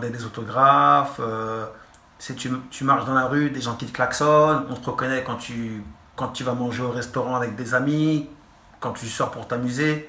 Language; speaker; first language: French; native; French